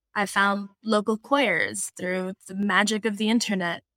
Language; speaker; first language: English; non-native, local second language; Filipino